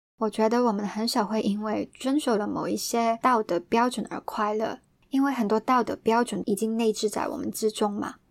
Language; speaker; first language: Chinese; non-native, local second language; Cantonese